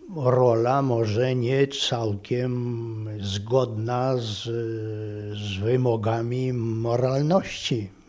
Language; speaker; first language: Polish; non-native, fluent; French